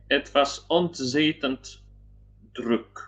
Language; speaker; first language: Dutch; non-native, learner; Polish